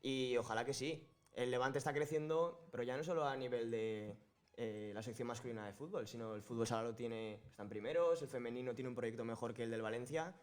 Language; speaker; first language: Spanish; native; Spanish